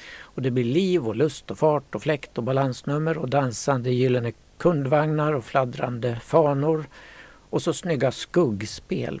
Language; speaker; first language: Swedish; native; Swedish